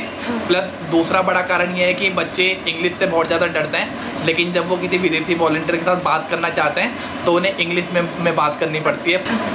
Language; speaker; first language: Hindi; native; Hindi